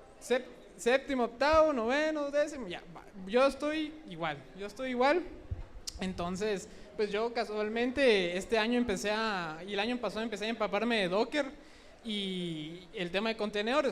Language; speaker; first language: Spanish; native; Spanish